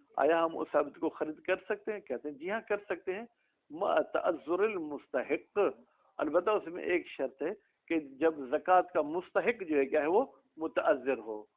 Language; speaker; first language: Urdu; non-native, local second language; Sindhi